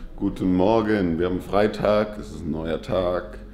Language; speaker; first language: German; native; German